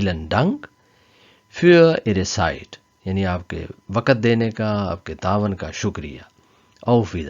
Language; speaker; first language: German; non-native, fluent; Urdu